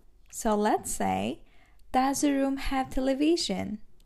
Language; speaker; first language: English; non-native, fluent; Turkish